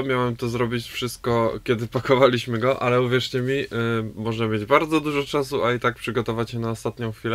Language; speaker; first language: Polish; native; Polish